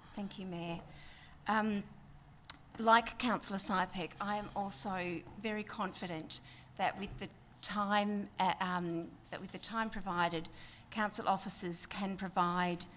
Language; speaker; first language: English; native; English